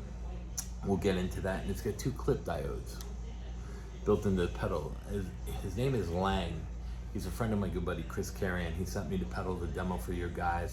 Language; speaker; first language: English; native; English